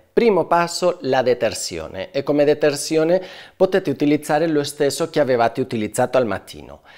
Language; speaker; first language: Italian; non-native, fluent; Spanish